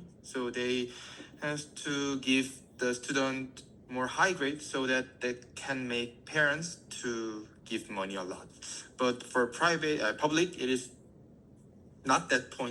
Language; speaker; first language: English; non-native, learner; Korean